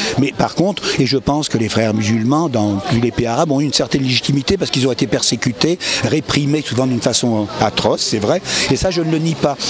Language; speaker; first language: French; native; French